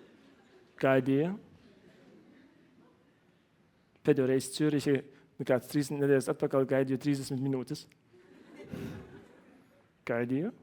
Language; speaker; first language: Latvian; non-native, learner; German